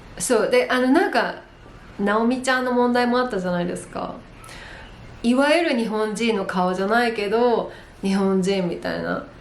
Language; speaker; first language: Japanese; native; Japanese